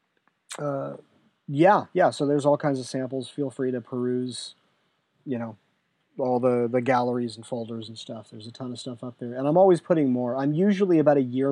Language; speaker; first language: English; native; English